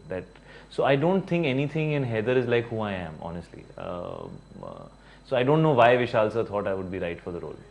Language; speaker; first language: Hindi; native; Hindi